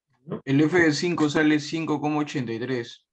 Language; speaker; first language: Spanish; native; Spanish